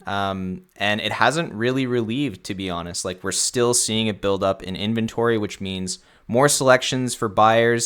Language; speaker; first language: English; native; English